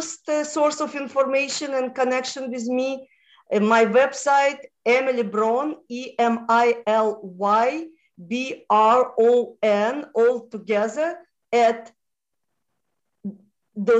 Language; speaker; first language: English; non-native, fluent; Russian